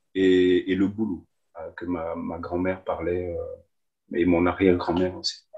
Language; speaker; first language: French; native; French